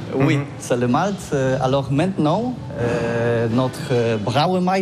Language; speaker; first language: French; non-native, learner; Polish